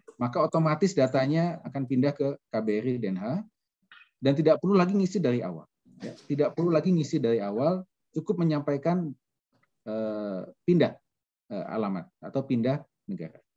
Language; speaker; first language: Indonesian; native; Indonesian